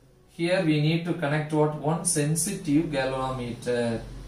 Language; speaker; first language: English; non-native, local second language; Tamil